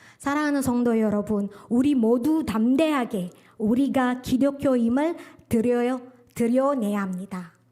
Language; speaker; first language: Korean; non-native, fluent; Indonesian